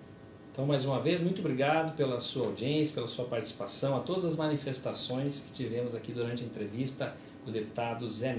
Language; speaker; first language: Portuguese; native; Portuguese